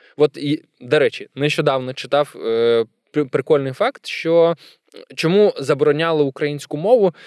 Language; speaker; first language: Ukrainian; non-native, local second language; Russian